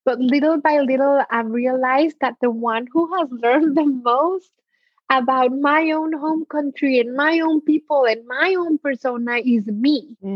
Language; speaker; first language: English; non-native, fluent; Spanish